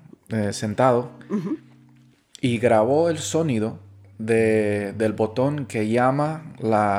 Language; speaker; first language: Spanish; early bilingual, heritage; Spanish